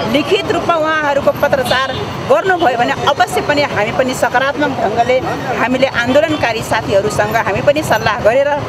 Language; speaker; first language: Nepali; non-native, local second language; Dangaura Tharu